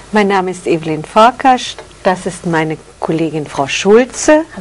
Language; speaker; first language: German; native; German